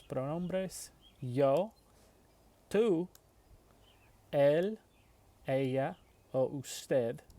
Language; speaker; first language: Spanish; non-native, fluent; English